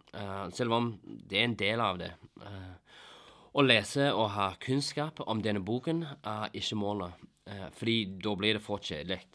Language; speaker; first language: Norwegian; non-native, fluent; English